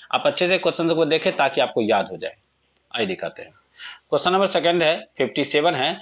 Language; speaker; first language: Hindi; native; Hindi